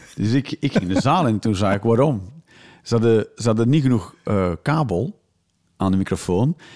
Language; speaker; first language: Dutch; native; Dutch